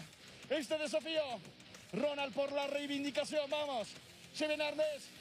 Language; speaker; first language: Spanish; native; Spanish